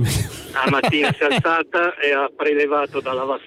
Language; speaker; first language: Italian; native; Italian